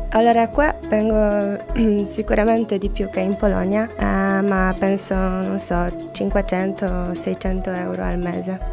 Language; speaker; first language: Italian; non-native, fluent; Polish